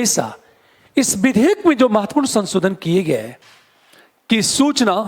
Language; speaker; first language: Hindi; native; Hindi